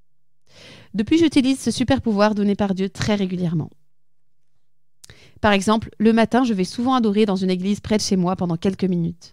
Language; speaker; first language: French; native; French